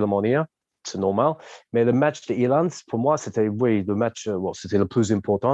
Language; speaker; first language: French; non-native, fluent; English